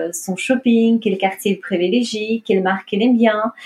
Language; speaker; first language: French; non-native, fluent; Russian